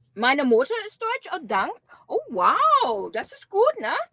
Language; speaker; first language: German; non-native, learner; English